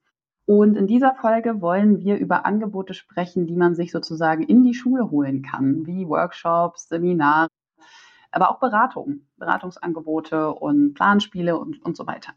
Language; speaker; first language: German; native; German